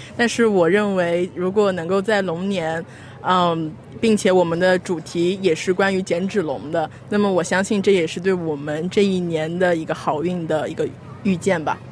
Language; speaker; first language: Chinese; native; Chinese